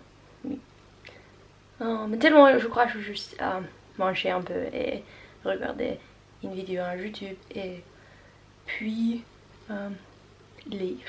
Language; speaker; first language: French; non-native, learner; Norwegian